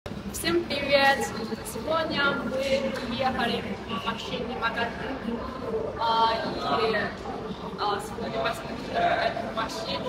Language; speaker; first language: Russian; non-native, learner; Chinese